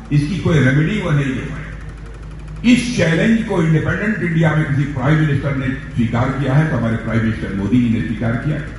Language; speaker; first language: Hindi; native; Hindi